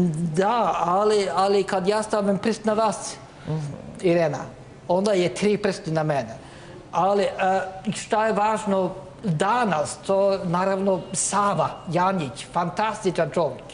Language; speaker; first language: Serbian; non-native, learner; Norwegian